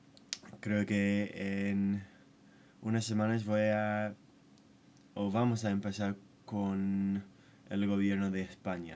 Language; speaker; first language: Spanish; non-native, fluent; English